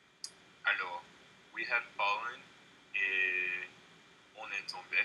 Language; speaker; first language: French; non-native, learner; English